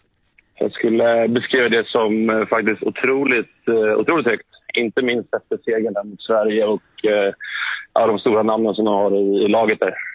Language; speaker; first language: Swedish; native; Swedish